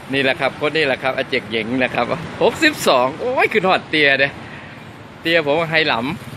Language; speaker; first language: Thai; native; Thai